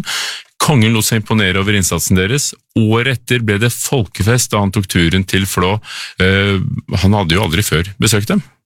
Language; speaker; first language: Norwegian; native; Norwegian